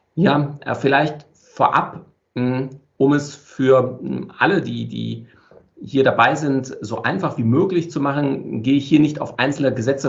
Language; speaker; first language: German; native; German